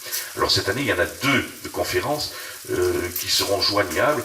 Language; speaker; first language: French; native; French